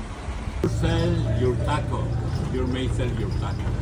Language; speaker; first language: English; non-native, learner; Spanish